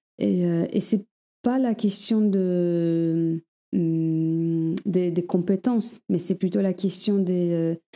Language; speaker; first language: French; non-native, fluent; Polish